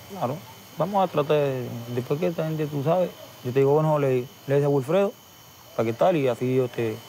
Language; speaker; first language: Spanish; native; Spanish